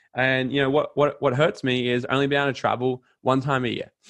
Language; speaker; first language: English; native; English